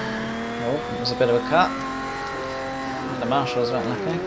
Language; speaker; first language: English; native; English